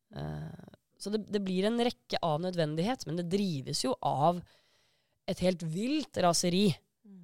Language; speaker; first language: Norwegian; native; Norwegian